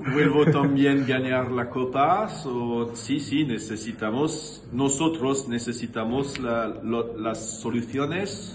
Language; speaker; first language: Spanish; non-native, learner; French